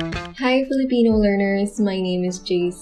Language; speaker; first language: English; non-native, local second language; Filipino